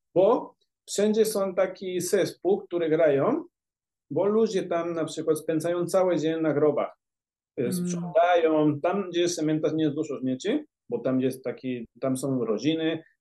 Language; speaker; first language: Polish; non-native, fluent; Spanish